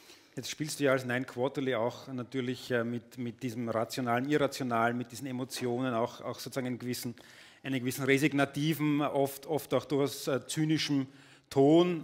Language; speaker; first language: German; native; German